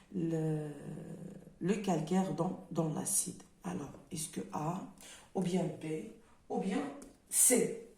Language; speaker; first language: French; non-native, local second language; Arabic